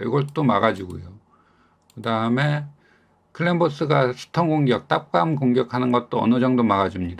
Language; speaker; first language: Korean; native; Korean